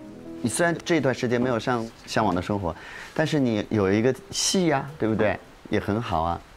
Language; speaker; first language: Chinese; native; Chinese